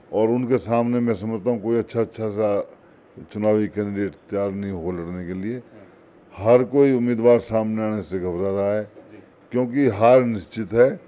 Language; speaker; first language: Hindi; native; Hindi